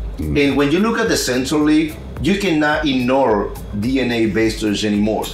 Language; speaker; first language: English; non-native, fluent; Spanish